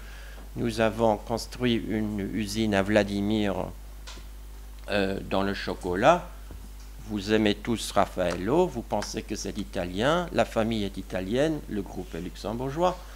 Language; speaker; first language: French; non-native, local second language; Luxembourgish